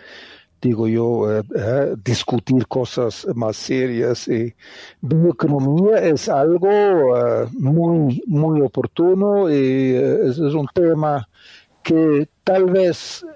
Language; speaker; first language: Spanish; non-native, fluent; Dutch